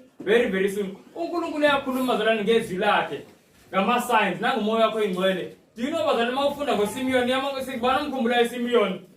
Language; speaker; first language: Zulu; native; Zulu